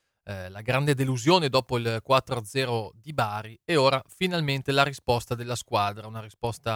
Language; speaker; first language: Italian; native; Italian